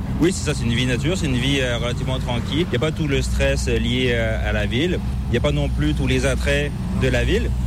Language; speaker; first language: French; native; French